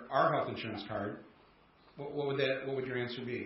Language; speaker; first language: English; native; English